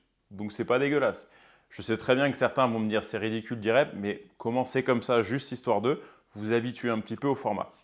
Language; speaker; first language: French; native; French